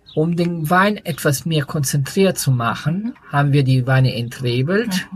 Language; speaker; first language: German; early bilingual, other home language; Italian